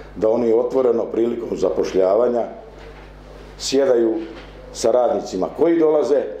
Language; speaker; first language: Croatian; native; Croatian